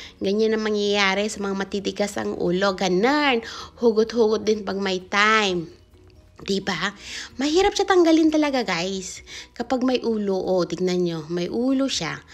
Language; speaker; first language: Filipino; non-native, local second language; Iloko